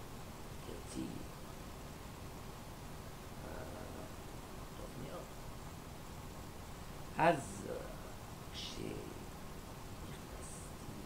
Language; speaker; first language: Hebrew; non-native, learner; French